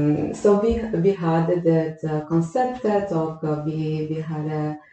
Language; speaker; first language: Swedish; non-native, fluent; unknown